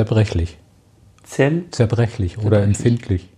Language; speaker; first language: German; native; German